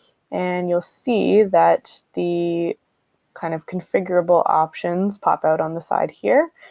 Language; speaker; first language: English; native; English